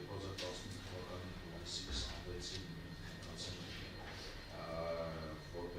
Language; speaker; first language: Armenian; native; Armenian